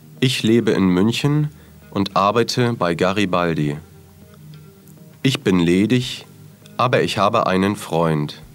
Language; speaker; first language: German; non-native, learner; Russian